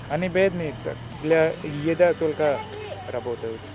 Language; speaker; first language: Russian; non-native, learner; Hindi